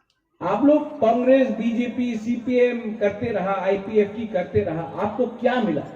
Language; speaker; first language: Hindi; non-native, local second language; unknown